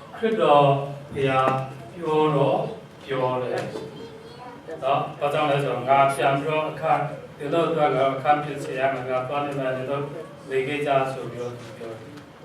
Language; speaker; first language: Burmese; non-native, local second language; Kachin